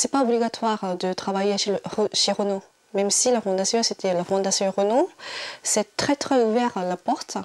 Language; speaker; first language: French; non-native, fluent; Japanese